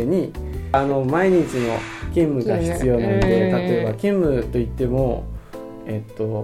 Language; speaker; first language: Japanese; non-native, fluent; Chinese